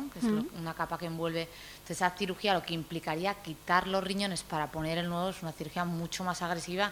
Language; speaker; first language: Spanish; native; Spanish